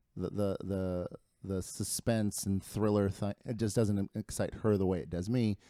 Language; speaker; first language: English; early bilingual, other home language; Spanish